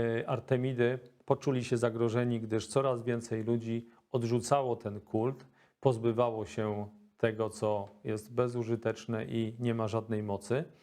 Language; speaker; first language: Polish; native; Polish